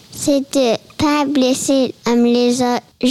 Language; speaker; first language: French; early bilingual, heritage; French